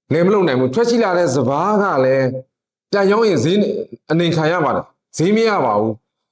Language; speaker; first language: Burmese; non-native, local second language; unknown